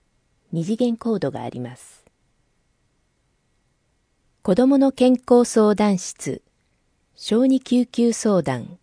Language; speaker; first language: Japanese; native; Japanese